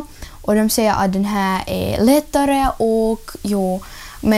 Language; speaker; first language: Swedish; non-native, learner; Russian